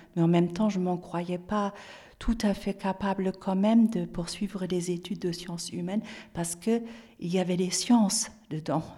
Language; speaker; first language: French; non-native, fluent; German